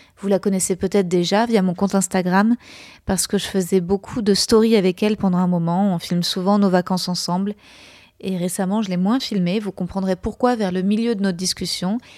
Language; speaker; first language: French; native; French